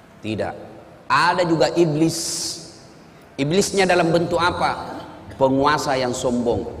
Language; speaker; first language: Indonesian; non-native, local second language; Buginese